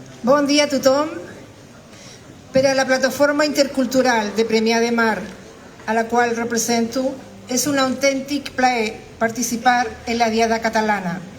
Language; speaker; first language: Catalan; non-native, fluent; Spanish